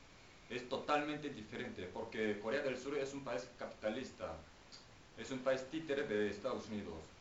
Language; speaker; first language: Spanish; non-native, fluent; Korean